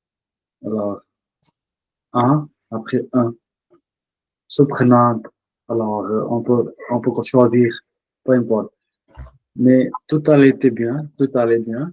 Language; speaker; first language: French; non-native, fluent; Punjabi